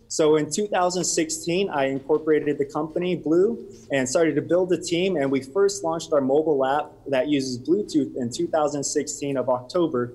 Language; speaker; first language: English; native; English